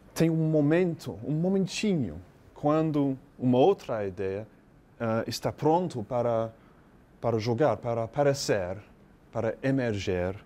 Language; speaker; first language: Portuguese; non-native, learner; English